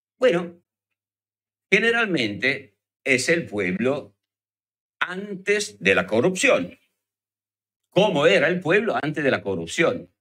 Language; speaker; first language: Spanish; non-native, fluent; Italian